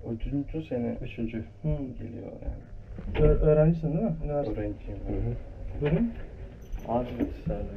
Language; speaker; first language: Turkish; native; Turkish